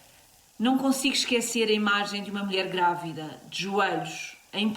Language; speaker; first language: Portuguese; native; Portuguese